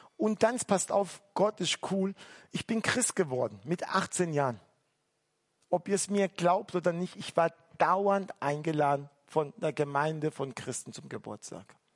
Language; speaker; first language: German; early bilingual, other home language; Turkish